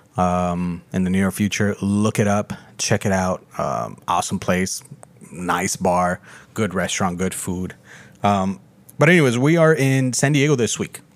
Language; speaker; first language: English; early bilingual, other home language; Spanish